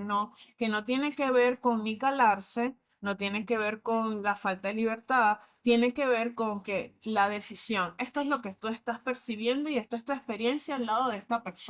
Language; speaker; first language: Spanish; native; Spanish